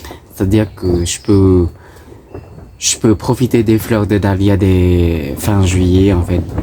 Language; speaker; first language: French; non-native, fluent; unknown